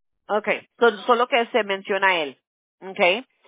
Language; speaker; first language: Spanish; early bilingual, heritage; Spanish